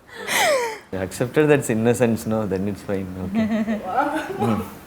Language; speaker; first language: Telugu; non-native, learner; Tamil